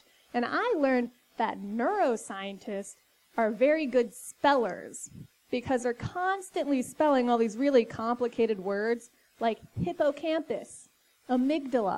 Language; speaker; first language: English; native; English